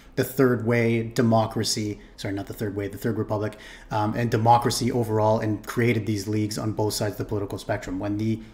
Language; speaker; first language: English; native; English